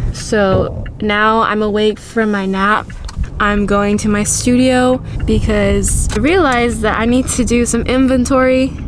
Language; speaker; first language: English; early bilingual, other home language; Spanish